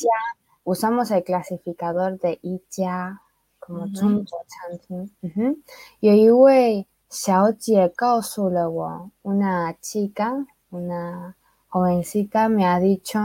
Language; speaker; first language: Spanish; early bilingual, other home language; Chinese